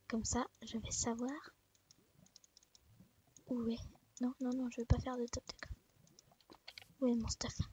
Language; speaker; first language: French; native; French